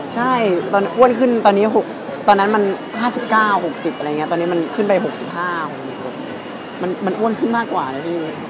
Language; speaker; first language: Thai; native; Thai